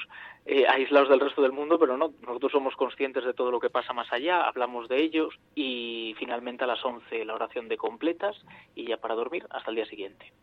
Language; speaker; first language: Spanish; native; Spanish